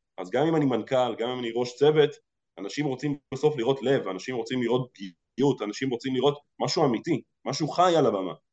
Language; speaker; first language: Hebrew; early bilingual, other home language; Russian